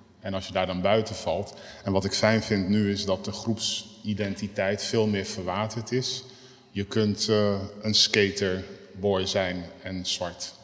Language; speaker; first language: Dutch; native; Dutch